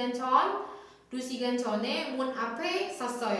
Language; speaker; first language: Korean; non-native, fluent; Indonesian